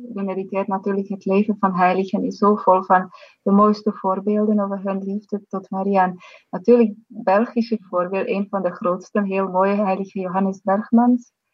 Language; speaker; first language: Dutch; non-native, fluent; Slovak